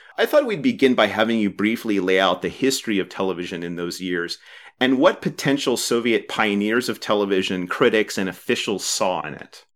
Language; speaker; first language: English; native; English